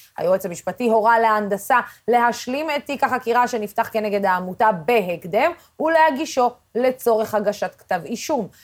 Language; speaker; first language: Hebrew; non-native, local second language; Arabic